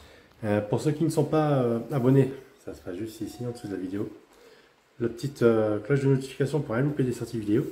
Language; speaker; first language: French; native; French